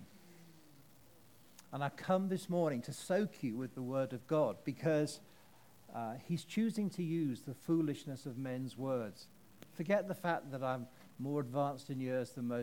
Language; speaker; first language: English; native; English